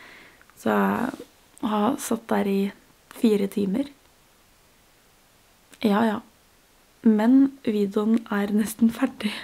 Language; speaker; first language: Norwegian; non-native, fluent; French